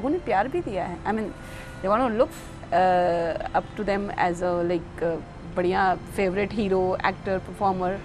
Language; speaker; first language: Hindi; native; Hindi